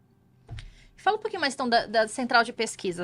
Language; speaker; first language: Portuguese; native; Portuguese